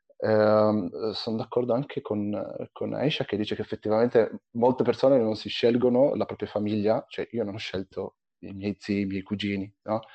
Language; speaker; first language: Italian; early bilingual, other home language; Arabic